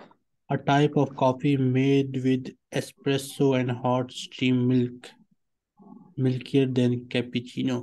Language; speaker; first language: English; non-native, fluent; Urdu